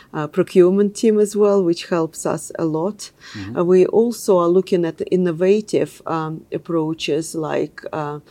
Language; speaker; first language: English; non-native, fluent; Russian